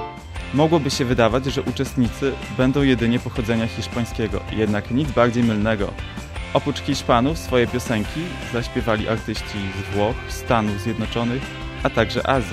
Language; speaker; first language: Polish; native; Polish